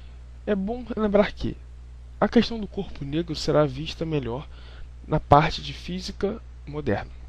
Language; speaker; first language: Portuguese; native; Portuguese